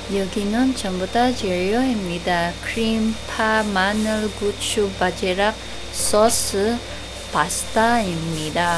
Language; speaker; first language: Korean; non-native, learner; Cebuano